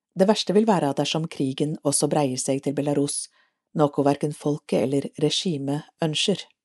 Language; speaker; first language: Norwegian; native; Norwegian